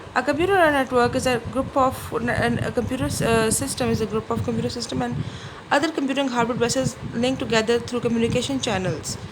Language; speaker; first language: English; non-native, local second language; Urdu